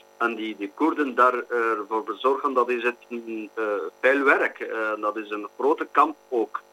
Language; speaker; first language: Dutch; non-native, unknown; Kurdish